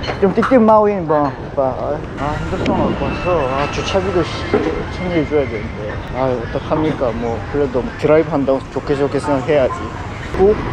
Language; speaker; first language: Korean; native; Korean